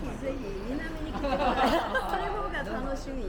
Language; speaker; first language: Japanese; non-native, fluent; Chinese